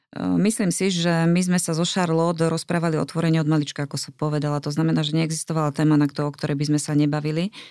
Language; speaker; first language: Slovak; native; Slovak